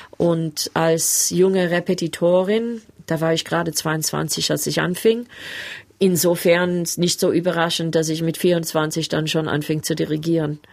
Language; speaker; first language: German; non-native, fluent; English